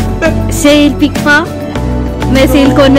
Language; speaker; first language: French; non-native, learner; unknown